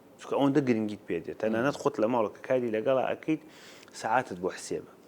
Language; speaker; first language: Central Kurdish; native; Central Kurdish